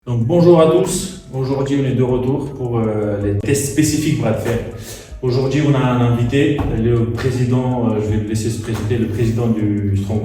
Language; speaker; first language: French; native; French